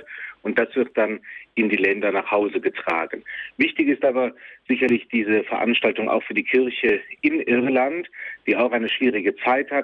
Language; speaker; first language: German; native; German